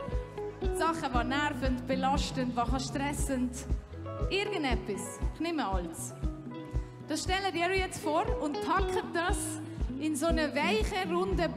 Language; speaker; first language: German; native; German